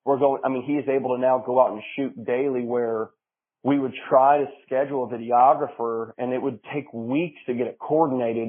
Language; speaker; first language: English; native; English